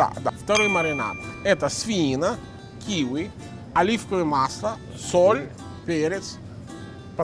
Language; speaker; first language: Russian; non-native, fluent; Italian